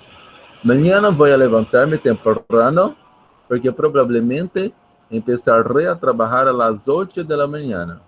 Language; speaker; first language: Spanish; non-native, fluent; Portuguese